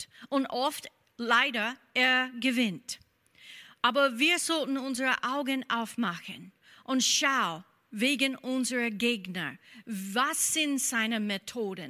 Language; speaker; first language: German; non-native, fluent; English